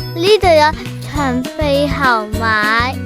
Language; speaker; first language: Chinese; native; Chinese